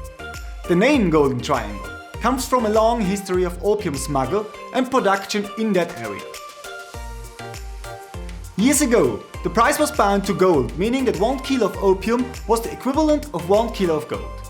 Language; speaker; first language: English; non-native, fluent; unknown